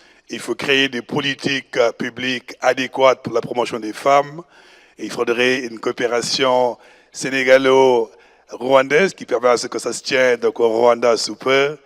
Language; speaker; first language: French; non-native, local second language; Wolof